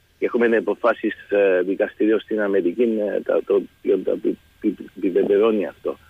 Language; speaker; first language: Greek; early bilingual, heritage; Greek